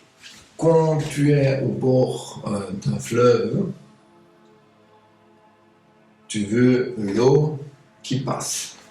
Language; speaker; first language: French; non-native, fluent; German